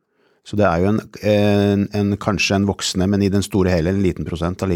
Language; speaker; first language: Norwegian; native; Norwegian